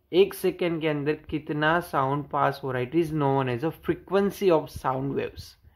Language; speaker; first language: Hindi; non-native, local second language; Gujarati